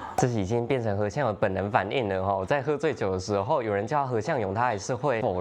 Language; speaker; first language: Chinese; native; Chinese